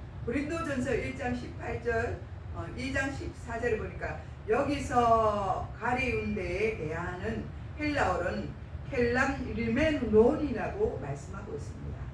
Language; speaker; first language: Korean; native; Korean